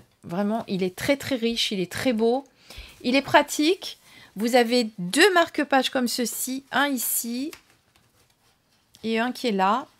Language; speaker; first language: French; native; French